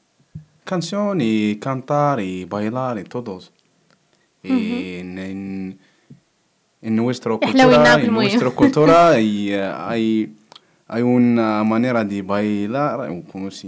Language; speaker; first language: Spanish; non-native, learner; Berber languages